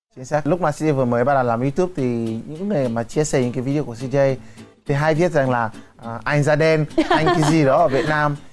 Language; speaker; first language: Vietnamese; non-native, fluent; Yoruba